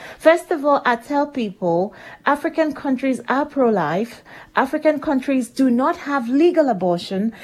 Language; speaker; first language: English; non-native, local second language; Igbo